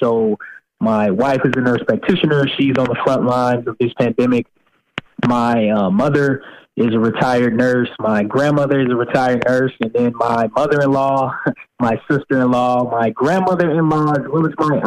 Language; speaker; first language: English; native; English